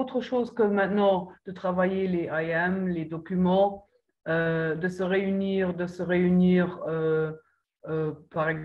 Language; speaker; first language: French; non-native, local second language; Luxembourgish